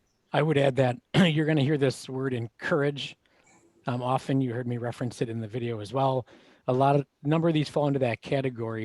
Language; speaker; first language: English; native; English